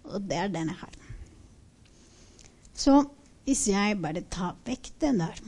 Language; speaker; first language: Norwegian; non-native, fluent; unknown